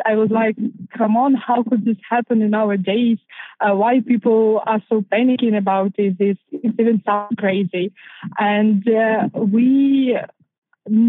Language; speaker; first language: English; non-native, fluent; Ukrainian